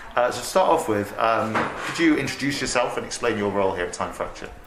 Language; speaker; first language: English; native; English